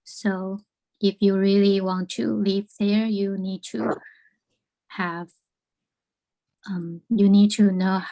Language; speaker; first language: English; non-native, learner; Chinese